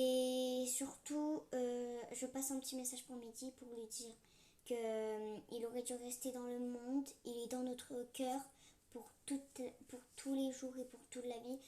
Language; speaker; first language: French; native; French